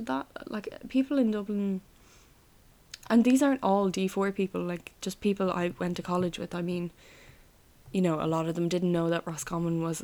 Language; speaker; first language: English; native; English